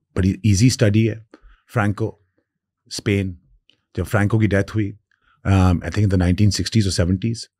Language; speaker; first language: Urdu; non-native, local second language; Sindhi